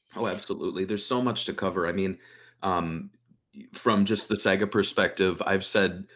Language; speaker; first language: English; native; English